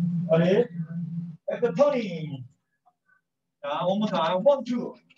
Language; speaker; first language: English; non-native, learner; Korean